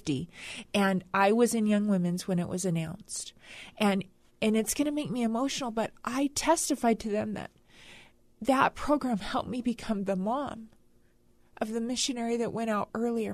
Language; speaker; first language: English; native; English